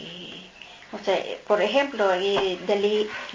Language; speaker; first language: Spanish; non-native, learner; Filipino